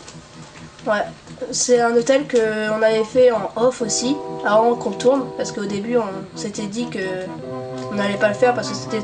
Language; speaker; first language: French; native; French